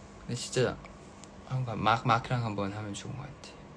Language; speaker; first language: Korean; non-native, fluent; Thai